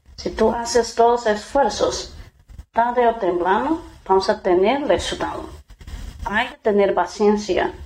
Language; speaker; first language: Spanish; non-native, fluent; Chinese